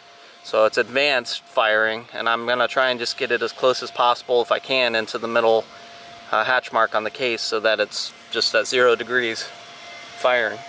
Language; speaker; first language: English; native; English